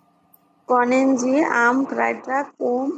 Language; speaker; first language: German; non-native, learner; Bangla